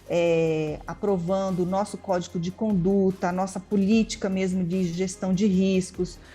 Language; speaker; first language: Portuguese; native; Portuguese